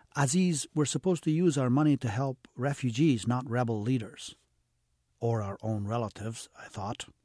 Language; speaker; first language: English; early bilingual, heritage; English